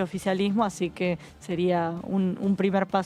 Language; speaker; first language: Spanish; native; Spanish